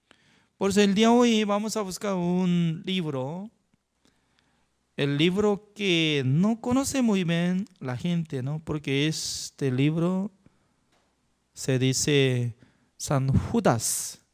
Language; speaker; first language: Spanish; non-native, learner; Korean